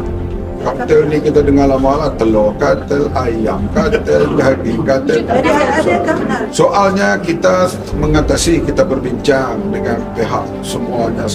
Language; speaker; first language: Malay; native; Malay